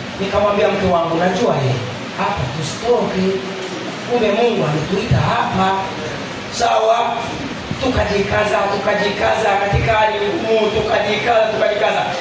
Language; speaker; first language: Swahili; non-native, local second language; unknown